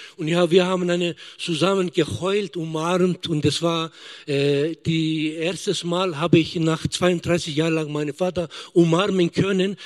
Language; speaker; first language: German; non-native, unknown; Greek